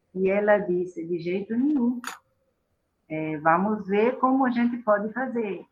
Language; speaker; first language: Portuguese; non-native, fluent; Italian